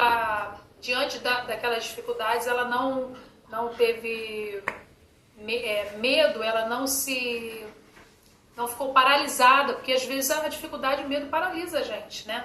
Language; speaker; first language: Portuguese; native; Portuguese